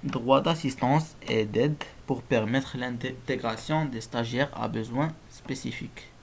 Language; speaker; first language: French; non-native, local second language; Arabic